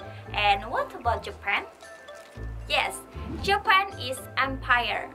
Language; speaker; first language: English; non-native, fluent; Indonesian